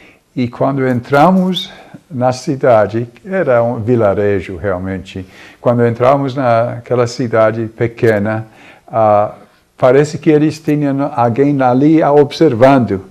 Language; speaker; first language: Portuguese; non-native, fluent; English